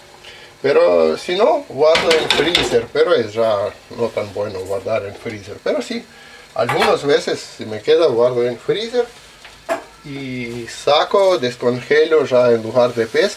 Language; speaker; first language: Spanish; non-native, learner; Russian